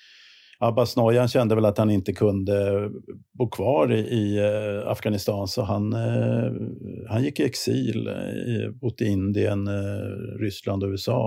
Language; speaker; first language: Swedish; native; Swedish